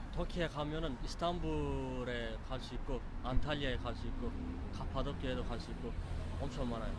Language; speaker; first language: Korean; non-native, fluent; Turkish